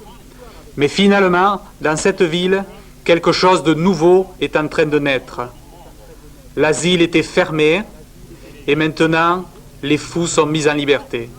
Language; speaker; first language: French; native; French